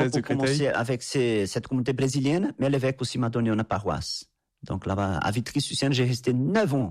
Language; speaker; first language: French; non-native, fluent; Portuguese